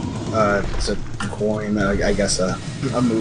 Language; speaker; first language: English; native; English